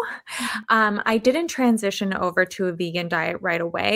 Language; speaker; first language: English; native; English